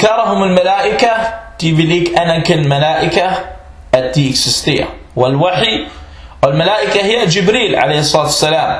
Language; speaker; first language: Danish; early bilingual, other home language; Arabic